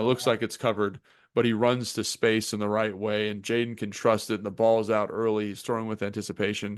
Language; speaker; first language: English; native; English